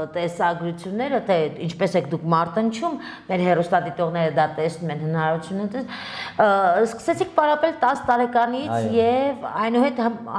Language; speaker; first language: Armenian; native; Armenian